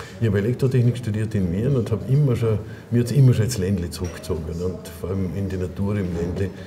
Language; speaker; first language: German; native; German